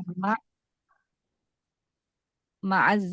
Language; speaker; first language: Arabic; non-native, learner; Indonesian